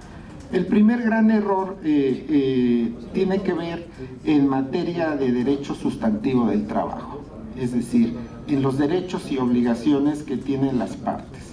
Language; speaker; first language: Spanish; native; Spanish